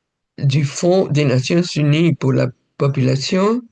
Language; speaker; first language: French; non-native, fluent; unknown